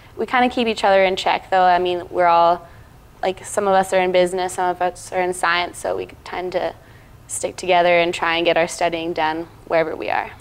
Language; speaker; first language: English; native; English